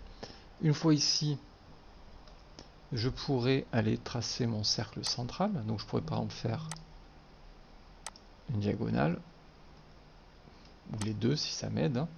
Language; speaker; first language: French; native; French